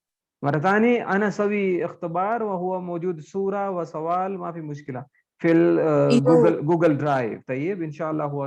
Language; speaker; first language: Arabic; non-native, learner; Urdu